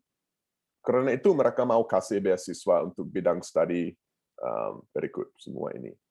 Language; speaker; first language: Indonesian; non-native, fluent; English